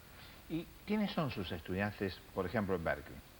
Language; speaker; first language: Spanish; native; Spanish